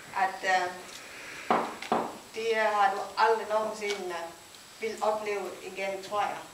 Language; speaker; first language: Danish; non-native, learner; Filipino